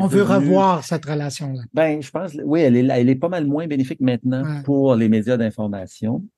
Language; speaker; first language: French; native; French